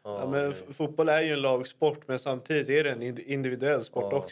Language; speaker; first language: Swedish; native; Swedish